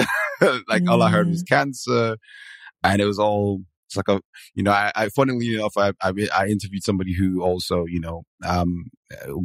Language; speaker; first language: English; non-native, local second language; Yoruba